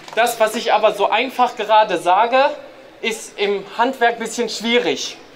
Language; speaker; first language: German; early bilingual, other home language; Greek